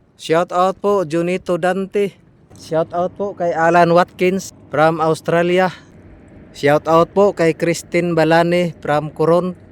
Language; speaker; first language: Filipino; non-native, local second language; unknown